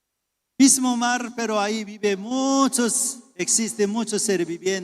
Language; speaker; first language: Spanish; non-native, fluent; Korean